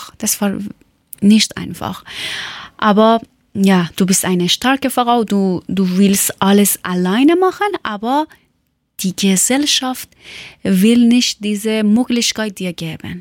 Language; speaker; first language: German; non-native, fluent; Persian